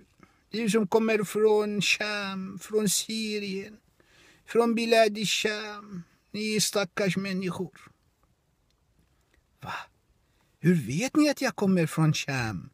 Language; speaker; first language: Swedish; non-native, fluent; Arabic